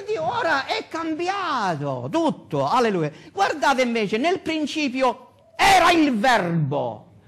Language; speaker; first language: Italian; native; Italian